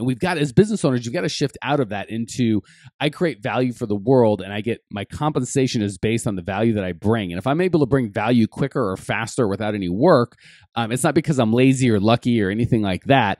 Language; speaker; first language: English; native; English